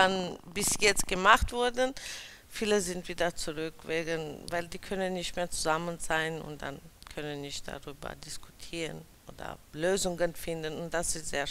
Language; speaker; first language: German; early bilingual, other home language; Romany